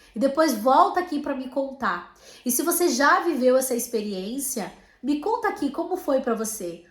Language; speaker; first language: Portuguese; native; Portuguese